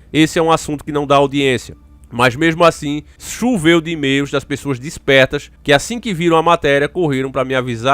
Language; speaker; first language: Portuguese; native; Portuguese